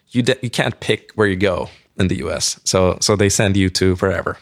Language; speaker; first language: English; non-native, fluent; Turkish